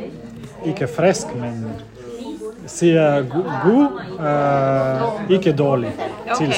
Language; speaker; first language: Danish; non-native, learner; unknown